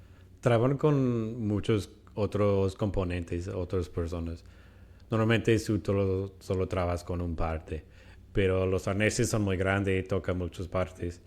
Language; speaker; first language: Spanish; non-native, fluent; English